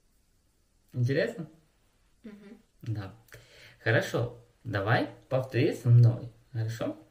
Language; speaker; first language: Russian; non-native, learner; Chinese